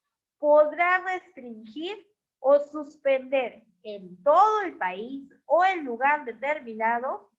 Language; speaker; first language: Spanish; native; Spanish